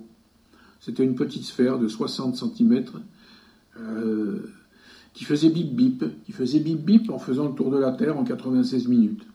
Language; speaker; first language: French; native; French